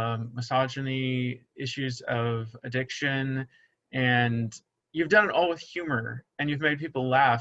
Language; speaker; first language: English; native; English